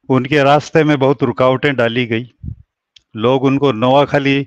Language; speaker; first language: Hindi; native; Hindi